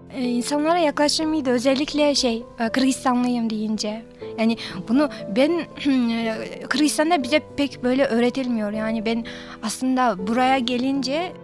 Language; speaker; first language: Turkish; non-native, fluent; Kyrgyz